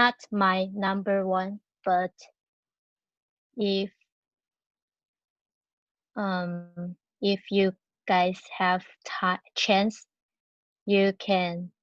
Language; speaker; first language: English; non-native, learner; Chinese